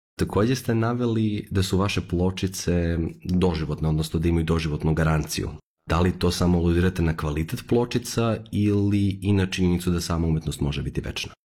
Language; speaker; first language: Serbian; early bilingual, heritage; Serbian